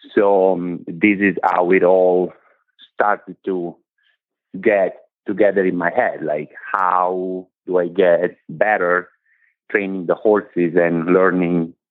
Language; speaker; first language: English; non-native, fluent; Italian